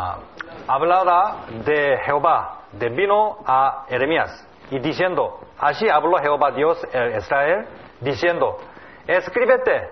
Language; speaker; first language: Spanish; non-native, learner; Korean